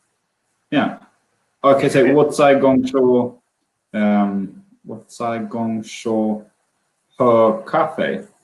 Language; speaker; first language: Chinese; non-native, learner; Swedish